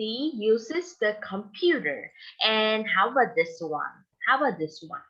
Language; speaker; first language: English; non-native, fluent; Vietnamese